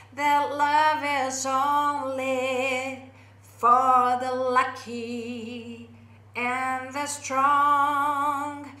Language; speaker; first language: English; non-native, fluent; Japanese